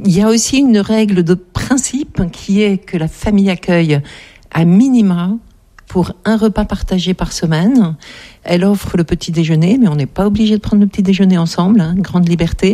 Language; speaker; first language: French; native; French